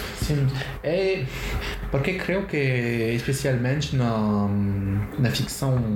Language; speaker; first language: Portuguese; non-native, learner; French